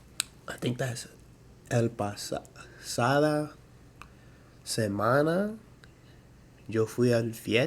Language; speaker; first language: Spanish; early bilingual, heritage; English